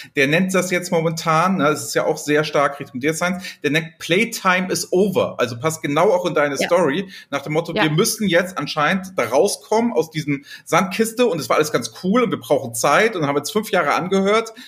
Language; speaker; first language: German; native; German